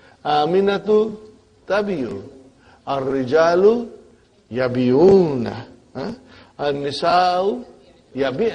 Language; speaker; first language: Arabic; non-native, fluent; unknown